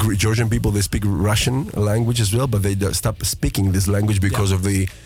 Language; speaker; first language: English; early bilingual, other home language; Greek